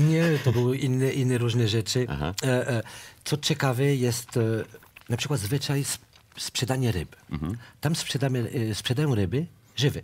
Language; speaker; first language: Polish; non-native, fluent; French